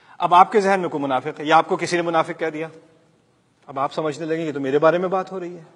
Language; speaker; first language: Urdu; early bilingual, heritage; Urdu